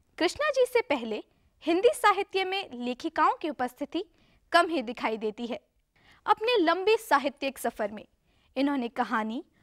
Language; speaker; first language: Hindi; native; Hindi